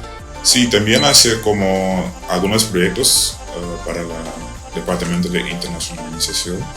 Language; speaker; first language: Spanish; non-native, learner; Dutch